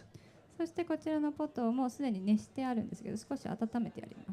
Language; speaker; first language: Japanese; native; Japanese